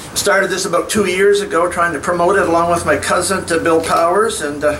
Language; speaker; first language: English; native; English